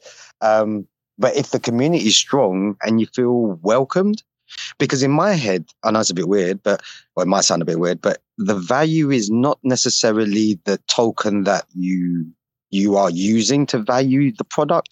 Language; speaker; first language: English; native; English